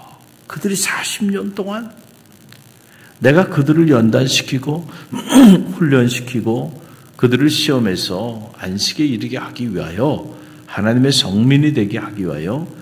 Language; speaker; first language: Korean; native; Korean